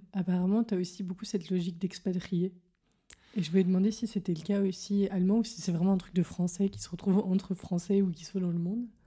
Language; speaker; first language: French; native; French